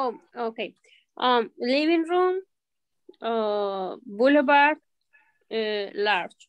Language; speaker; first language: English; non-native, learner; Spanish